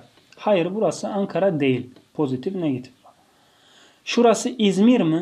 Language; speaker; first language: Turkish; non-native, fluent; Tajik